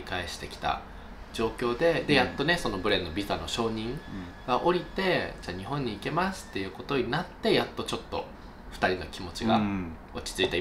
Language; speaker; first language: Japanese; native; Japanese